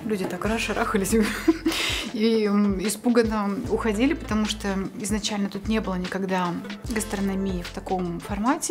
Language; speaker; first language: Russian; native; Russian